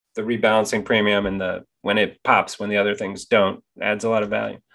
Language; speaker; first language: English; native; English